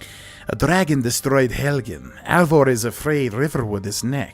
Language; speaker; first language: English; native; English